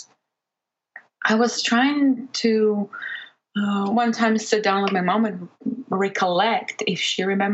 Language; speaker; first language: English; non-native, fluent; Russian